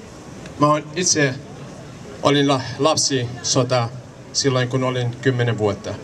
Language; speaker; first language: Finnish; non-native, learner; Kurdish